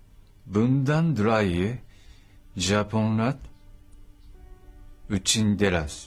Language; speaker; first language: Turkish; non-native, learner; Japanese